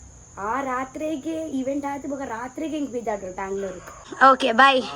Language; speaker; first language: Kannada; non-native, local second language; Tulu